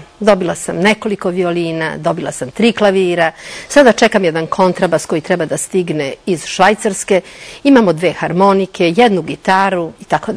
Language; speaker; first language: Serbian; native; Serbian